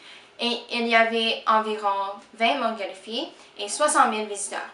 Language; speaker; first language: French; non-native, local second language; English